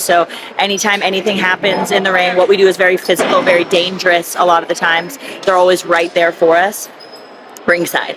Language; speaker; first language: English; native; English